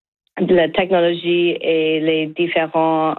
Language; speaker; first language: French; non-native, learner; English